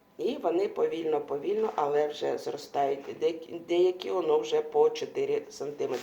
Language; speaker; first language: Ukrainian; non-native, local second language; Russian